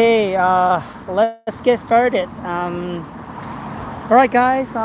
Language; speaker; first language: English; non-native, fluent; Korean